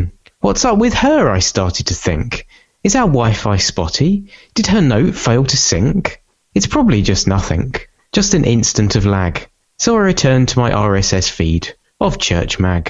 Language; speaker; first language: English; native; English